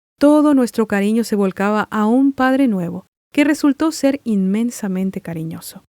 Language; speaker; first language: Spanish; non-native, local second language; Guarani